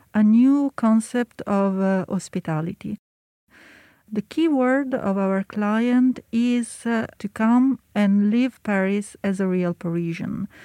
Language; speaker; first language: English; non-native, fluent; Italian